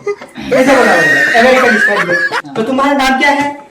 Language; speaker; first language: Hindi; non-native, local second language; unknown